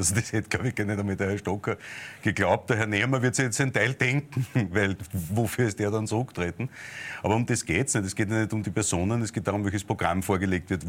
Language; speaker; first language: German; native; German